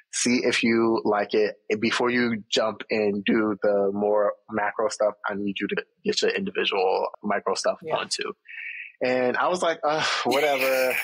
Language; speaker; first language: English; native; English